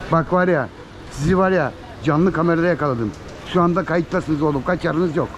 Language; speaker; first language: Turkish; native; Turkish